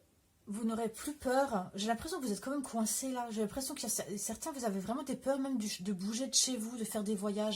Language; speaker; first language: French; native; French